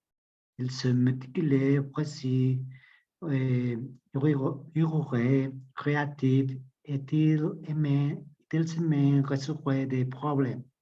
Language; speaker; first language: French; non-native, learner; Spanish